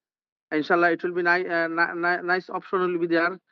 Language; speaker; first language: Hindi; non-native, learner; Bangla